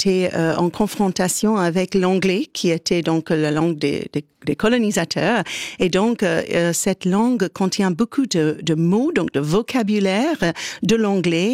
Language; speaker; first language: French; native; French